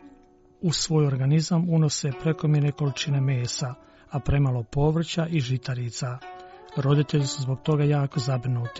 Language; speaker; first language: Croatian; native; Croatian